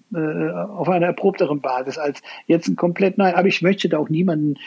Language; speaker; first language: German; native; German